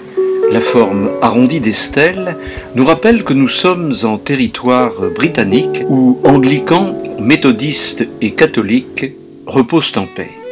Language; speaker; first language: French; native; French